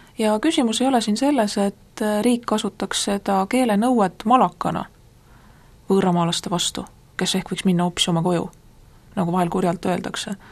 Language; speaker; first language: Estonian; native; Estonian